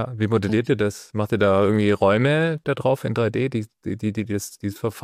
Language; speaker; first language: German; native; German